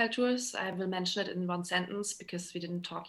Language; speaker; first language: English; non-native, fluent; German